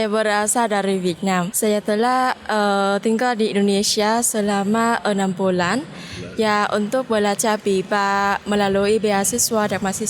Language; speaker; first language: Indonesian; non-native, learner; Vietnamese